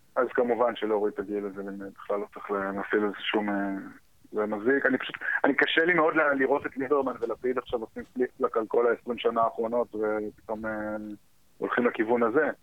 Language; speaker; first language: Hebrew; early bilingual, heritage; Hebrew